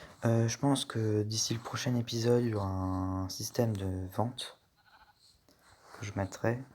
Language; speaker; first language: French; native; French